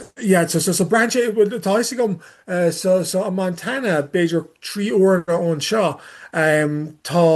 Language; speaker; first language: Irish; non-native, learner; English